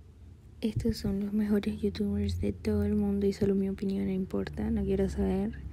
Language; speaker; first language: Spanish; early bilingual, heritage; Portuguese